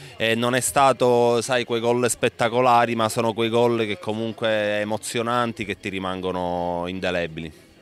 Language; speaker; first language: Italian; native; Italian